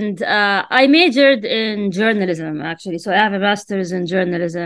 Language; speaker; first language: English; non-native, fluent; Arabic